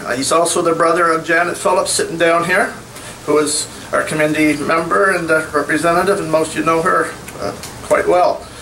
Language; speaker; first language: English; native; English